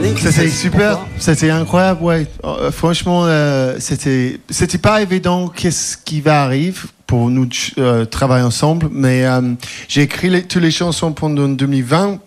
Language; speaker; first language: French; non-native, fluent; English